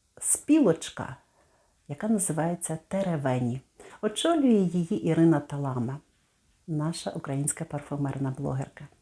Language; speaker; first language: Ukrainian; native; Ukrainian